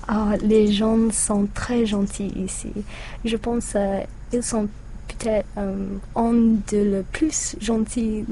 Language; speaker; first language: French; non-native, learner; English